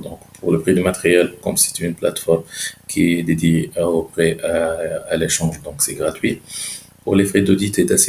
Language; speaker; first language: French; non-native, local second language; Arabic